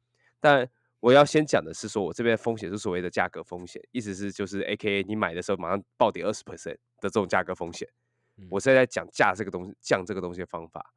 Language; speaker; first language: Chinese; native; Chinese